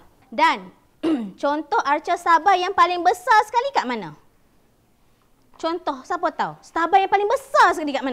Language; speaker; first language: Malay; native; Malay